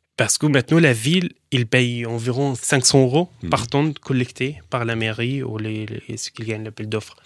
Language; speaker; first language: French; non-native, learner; Arabic